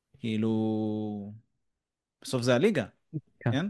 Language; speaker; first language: Hebrew; native; Hebrew